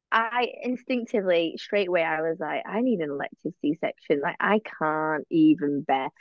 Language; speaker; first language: English; native; English